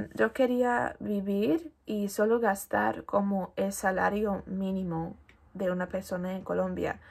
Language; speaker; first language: Spanish; non-native, fluent; English